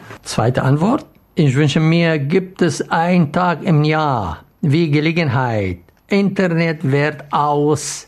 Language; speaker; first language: German; non-native, learner; Arabic